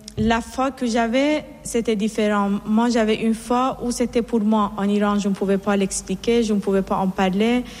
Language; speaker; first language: French; non-native, fluent; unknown